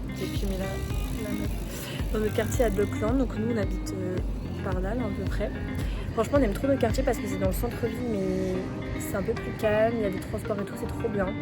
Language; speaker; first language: French; native; French